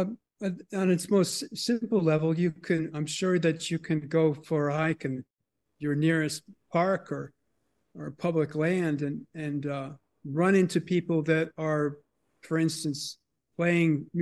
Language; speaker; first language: English; native; English